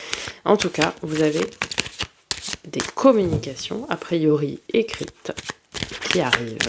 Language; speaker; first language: French; native; French